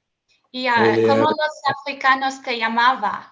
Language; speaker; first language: Spanish; non-native, learner; English